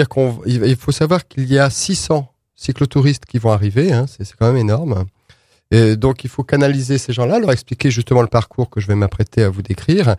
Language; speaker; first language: French; native; French